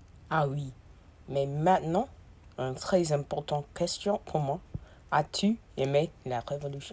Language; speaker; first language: French; non-native, learner; English